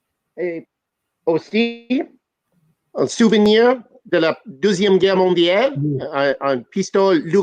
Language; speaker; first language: French; non-native, local second language; English